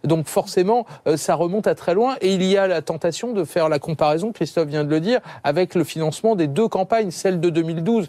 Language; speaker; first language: French; native; French